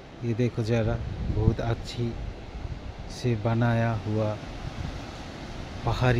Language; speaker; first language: Hindi; non-native, learner; Bangla